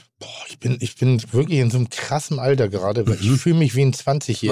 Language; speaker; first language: German; native; German